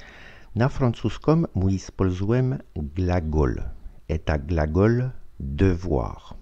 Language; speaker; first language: Russian; non-native, learner; French